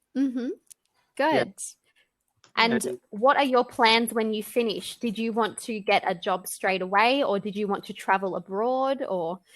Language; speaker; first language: English; native; English